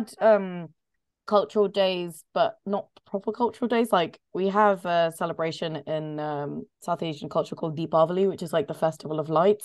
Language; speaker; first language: English; native; English